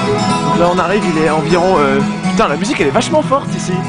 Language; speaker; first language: French; native; French